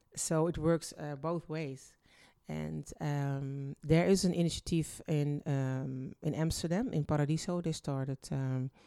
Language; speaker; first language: English; early bilingual, other home language; Dutch